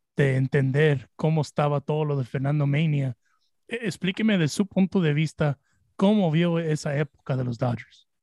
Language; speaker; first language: Spanish; early bilingual, heritage; Spanish